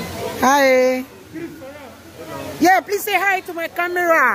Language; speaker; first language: English; non-native, learner; French